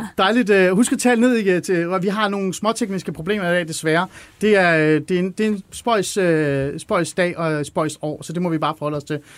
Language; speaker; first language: Danish; early bilingual, other home language; Persian